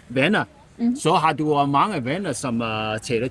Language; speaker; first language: Danish; non-native, learner; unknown